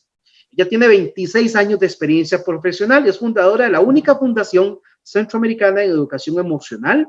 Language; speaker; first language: Spanish; native; Spanish